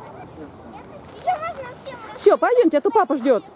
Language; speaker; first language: Russian; native; Russian